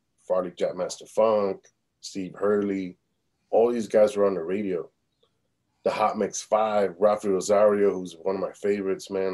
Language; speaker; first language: English; early bilingual, other home language; Spanish